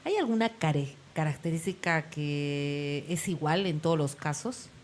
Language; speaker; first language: Spanish; native; Spanish